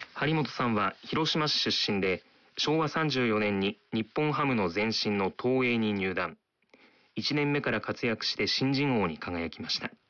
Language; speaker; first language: Japanese; native; Japanese